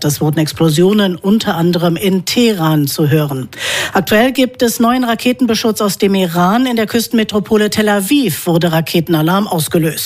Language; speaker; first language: German; native; German